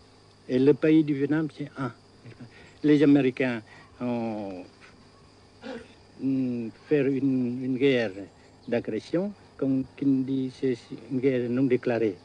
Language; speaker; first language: French; non-native, fluent; Vietnamese